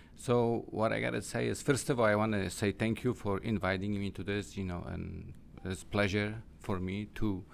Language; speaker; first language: English; non-native, learner; Polish